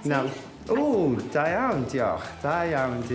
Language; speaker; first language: Welsh; non-native, learner; English